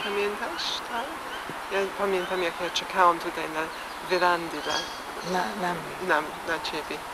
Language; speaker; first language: Polish; early bilingual, heritage; English